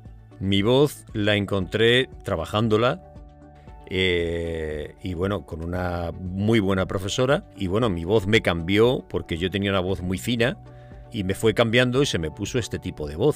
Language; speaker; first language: Spanish; native; Spanish